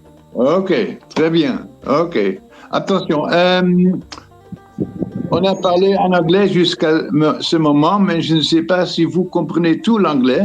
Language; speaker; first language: French; non-native, fluent; Dutch